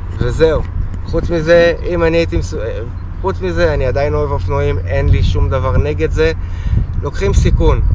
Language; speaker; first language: Hebrew; early bilingual, other home language; Russian